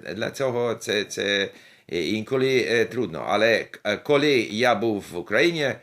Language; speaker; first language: Ukrainian; non-native, learner; English